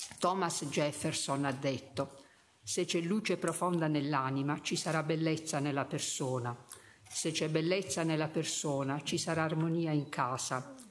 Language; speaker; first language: Italian; native; Italian